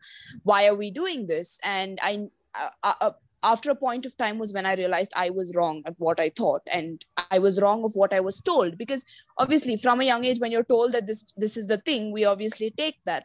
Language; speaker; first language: English; non-native, local second language; Malayalam